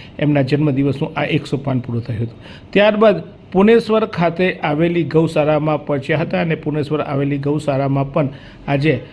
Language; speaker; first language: Gujarati; native; Gujarati